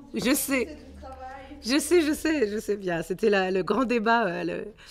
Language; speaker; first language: French; native; French